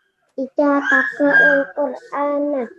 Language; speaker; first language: Arabic; non-native, learner; Indonesian